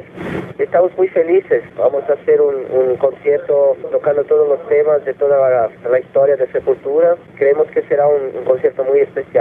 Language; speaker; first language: Spanish; non-native, fluent; Portuguese